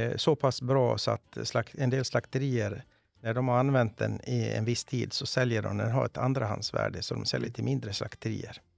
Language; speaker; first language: Swedish; native; Swedish